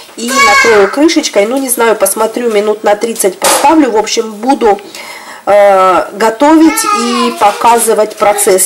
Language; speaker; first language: Russian; native; Russian